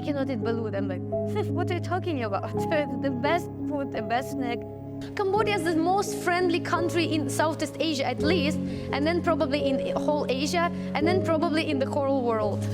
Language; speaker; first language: English; non-native, fluent; Russian